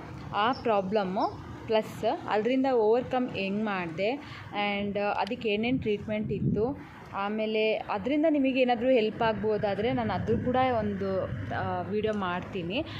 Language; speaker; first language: Kannada; native; Kannada